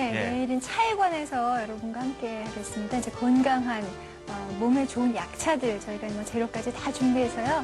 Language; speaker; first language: Korean; native; Korean